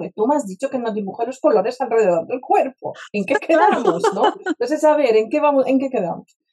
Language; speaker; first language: Spanish; non-native, fluent; Polish